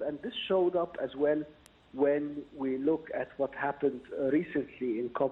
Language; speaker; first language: English; non-native, fluent; Arabic